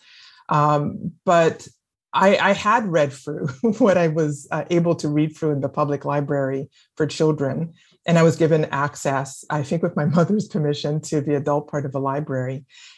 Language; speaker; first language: English; non-native, fluent; French